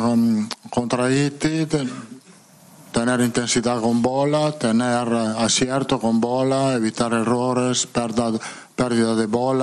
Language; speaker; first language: Portuguese; non-native, fluent; Italian